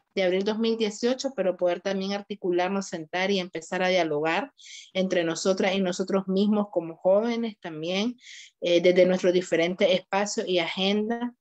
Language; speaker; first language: Spanish; native; Spanish